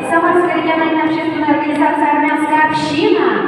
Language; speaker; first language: Russian; native; Russian